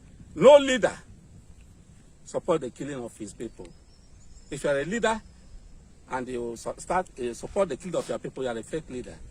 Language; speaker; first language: English; non-native, local second language; Igbo